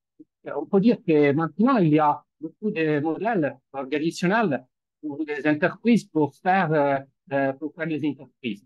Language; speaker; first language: French; non-native, fluent; Italian